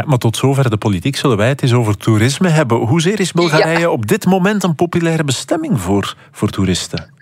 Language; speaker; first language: Dutch; native; Dutch